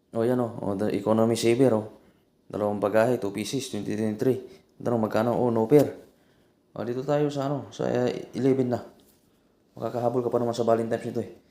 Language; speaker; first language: Filipino; native; Filipino